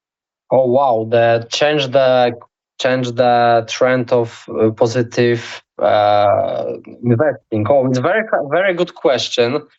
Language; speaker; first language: English; non-native, learner; Polish